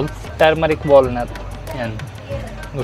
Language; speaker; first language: Filipino; non-native, learner; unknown